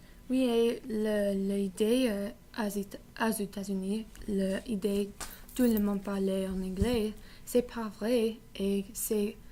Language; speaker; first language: French; non-native, learner; English